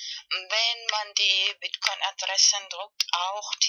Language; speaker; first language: German; non-native, fluent; Spanish